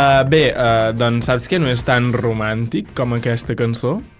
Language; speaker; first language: Catalan; native; Catalan